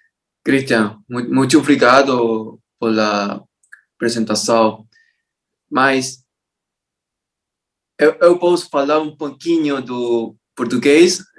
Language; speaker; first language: Portuguese; non-native, learner; Spanish